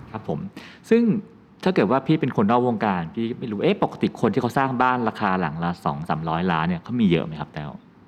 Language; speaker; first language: Thai; native; Thai